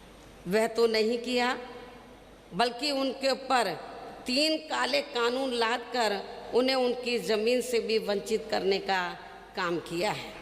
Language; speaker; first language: Hindi; native; Hindi